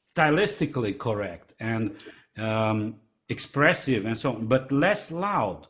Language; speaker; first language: English; non-native, fluent; Romanian